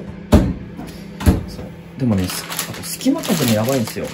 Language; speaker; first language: Japanese; native; Japanese